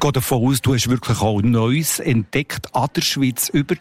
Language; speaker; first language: German; native; German